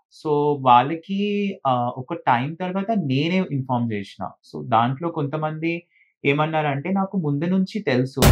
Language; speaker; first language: Telugu; non-native, fluent; Bangla